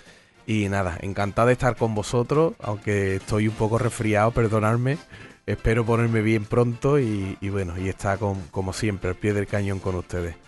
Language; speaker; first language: Spanish; native; Spanish